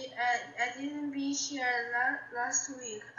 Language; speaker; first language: English; non-native, learner; Chinese